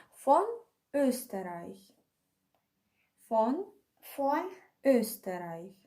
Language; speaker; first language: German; non-native, fluent; Ukrainian